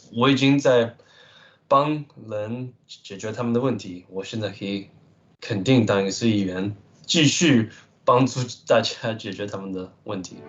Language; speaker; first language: Chinese; early bilingual, heritage; Chinese